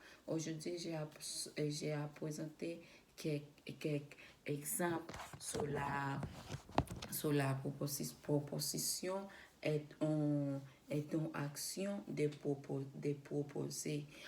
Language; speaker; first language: French; non-native, learner; Spanish